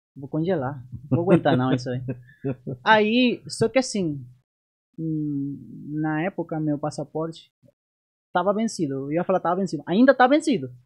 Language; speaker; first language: Portuguese; non-native, fluent; Spanish